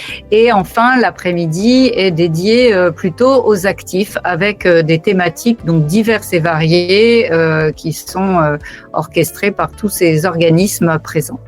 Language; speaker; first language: French; native; French